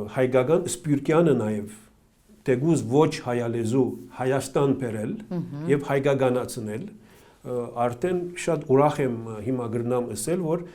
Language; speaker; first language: Armenian; early bilingual, heritage; Armenian